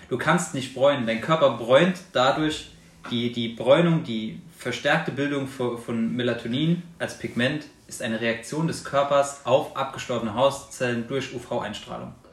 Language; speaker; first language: German; native; German